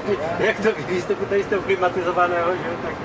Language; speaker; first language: Czech; native; Czech